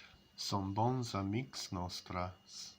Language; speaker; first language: Catalan; non-native, learner; English